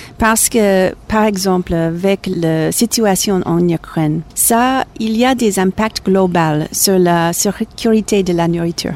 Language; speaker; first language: French; non-native, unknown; English